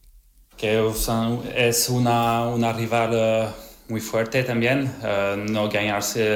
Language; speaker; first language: Spanish; non-native, learner; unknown